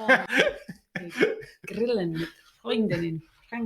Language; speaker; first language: German; non-native, learner; English